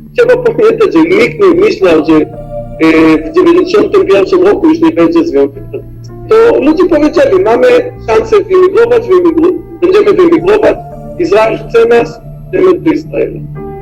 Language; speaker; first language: Polish; early bilingual, heritage; Hebrew